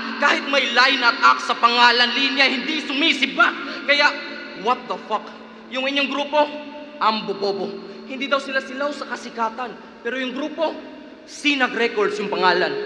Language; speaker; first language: Filipino; non-native, local second language; Cebuano